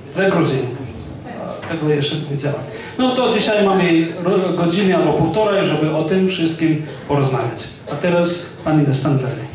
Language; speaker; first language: Polish; non-native, fluent; Georgian